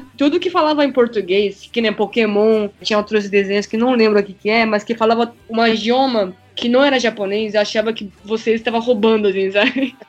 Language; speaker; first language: Portuguese; early bilingual, other home language; Japanese